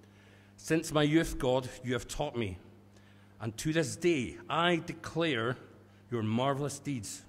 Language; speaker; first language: English; native; English